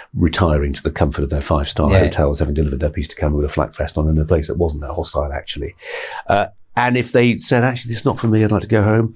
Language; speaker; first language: English; native; English